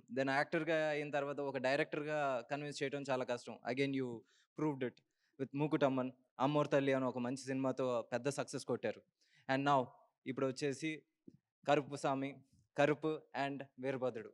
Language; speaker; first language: Telugu; native; Telugu